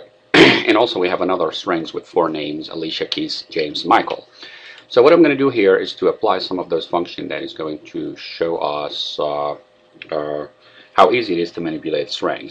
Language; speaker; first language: English; non-native, fluent; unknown